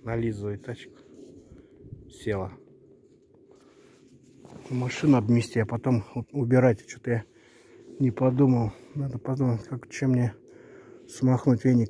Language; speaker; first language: Russian; native; Russian